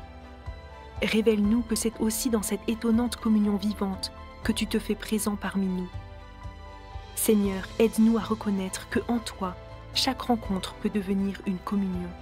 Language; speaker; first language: French; native; French